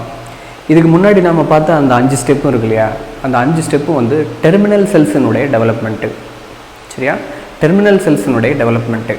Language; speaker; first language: Tamil; native; Tamil